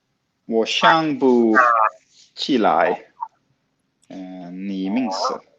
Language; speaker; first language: Chinese; non-native, learner; Swedish